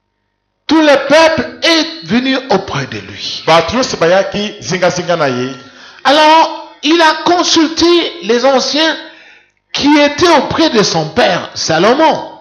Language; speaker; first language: French; non-native, local second language; Lingala